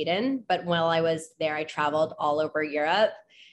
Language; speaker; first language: English; native; English